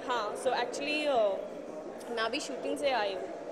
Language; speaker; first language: Hindi; non-native, learner; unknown